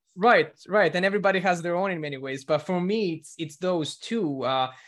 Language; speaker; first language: English; non-native, fluent; Greek